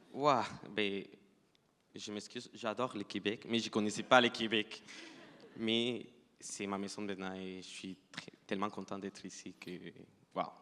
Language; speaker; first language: French; non-native, fluent; Spanish